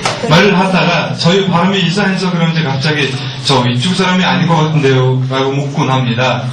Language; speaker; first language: Korean; non-native, fluent; Mongolian